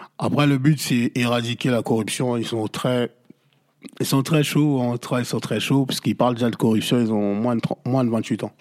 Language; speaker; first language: French; non-native, local second language; Lingala